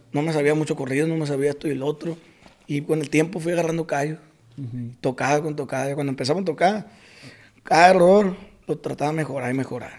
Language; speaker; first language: Spanish; native; Spanish